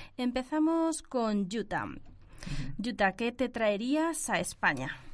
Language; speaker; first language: Spanish; native; Spanish